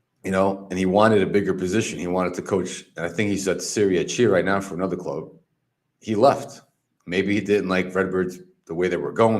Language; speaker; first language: English; native; English